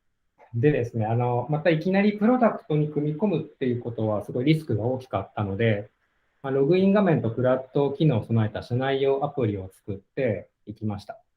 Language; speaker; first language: Japanese; native; Japanese